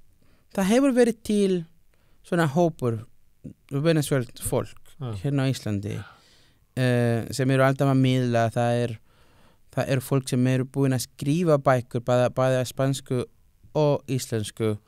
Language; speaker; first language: Icelandic; non-native, learner; Spanish